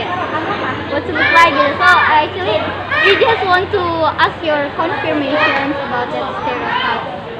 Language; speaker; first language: English; non-native, learner; Indonesian